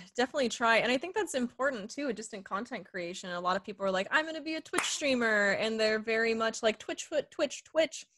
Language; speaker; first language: English; native; English